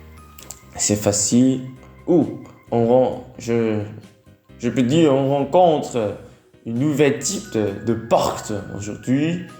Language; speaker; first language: French; non-native, learner; Vietnamese